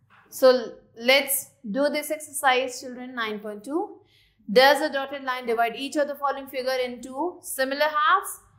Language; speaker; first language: English; non-native, local second language; Hindi